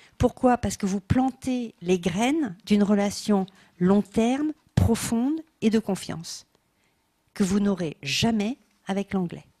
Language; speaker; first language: French; non-native, fluent; English